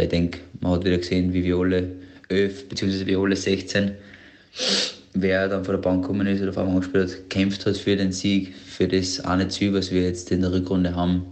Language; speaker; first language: German; native; German